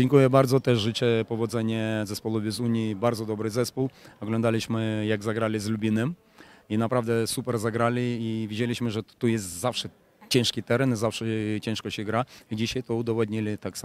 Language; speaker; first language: Polish; non-native, fluent; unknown